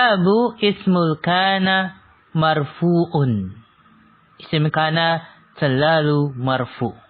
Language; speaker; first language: Arabic; non-native, fluent; Indonesian